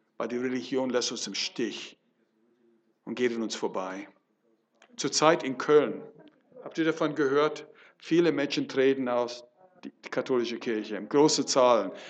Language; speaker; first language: German; non-native, fluent; English